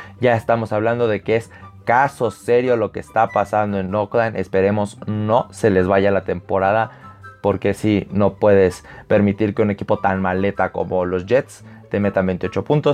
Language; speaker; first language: Spanish; native; Spanish